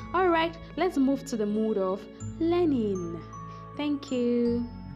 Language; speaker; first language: English; non-native, local second language; Yoruba